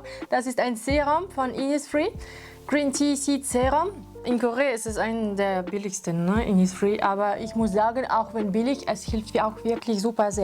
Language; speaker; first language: German; non-native, fluent; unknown